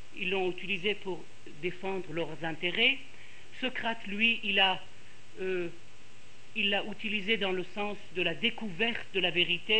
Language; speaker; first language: French; non-native, fluent; Persian